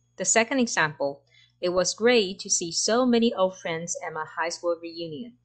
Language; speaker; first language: English; non-native, fluent; Chinese